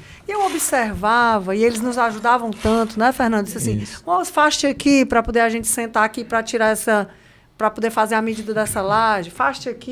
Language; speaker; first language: Portuguese; native; Portuguese